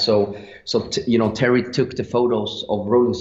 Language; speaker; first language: English; non-native, fluent; Swedish